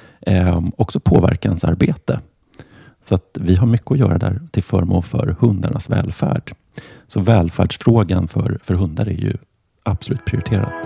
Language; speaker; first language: Swedish; native; Swedish